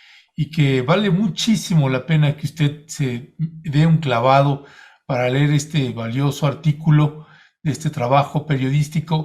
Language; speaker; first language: Spanish; native; Spanish